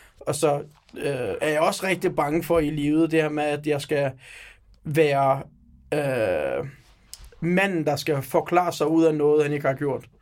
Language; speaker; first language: Danish; early bilingual, other home language; Turkish